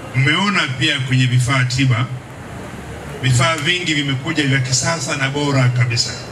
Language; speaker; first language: Swahili; native; Swahili